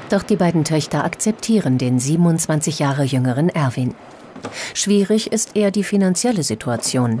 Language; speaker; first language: German; native; German